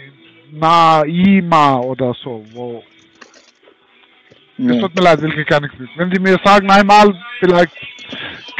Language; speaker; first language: German; non-native, learner; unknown